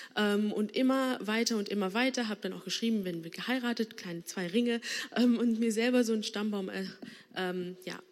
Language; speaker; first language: German; native; German